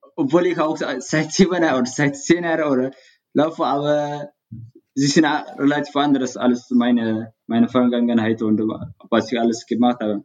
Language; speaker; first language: German; non-native, learner; Tigrinya